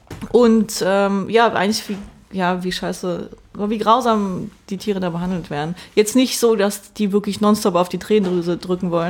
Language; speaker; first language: German; native; German